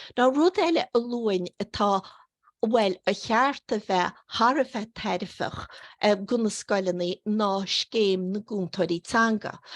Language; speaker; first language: Irish; native; Irish